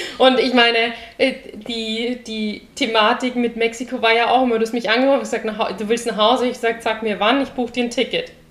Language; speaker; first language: German; native; German